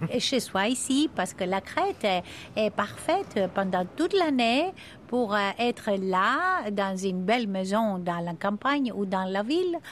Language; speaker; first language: French; non-native, fluent; Greek